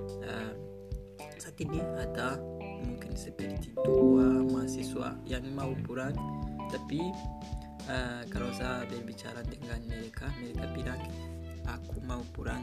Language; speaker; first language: Indonesian; non-native, learner; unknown